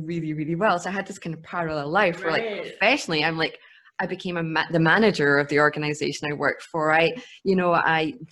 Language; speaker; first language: English; native; English